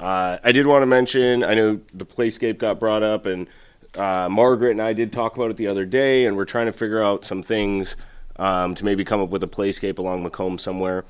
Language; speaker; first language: English; native; English